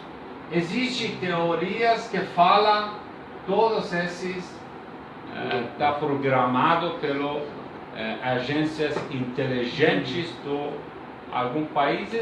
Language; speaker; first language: Portuguese; non-native, learner; Persian